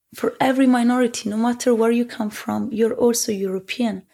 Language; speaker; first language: English; early bilingual, heritage; Italian